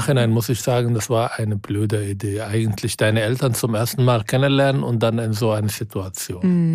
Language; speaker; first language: German; non-native, fluent; Arabic